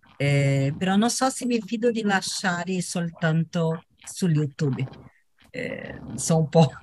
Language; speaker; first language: Italian; non-native, fluent; Portuguese